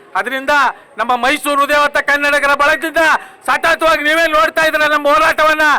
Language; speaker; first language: Kannada; native; Kannada